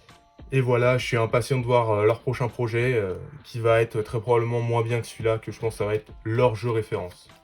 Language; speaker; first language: French; native; French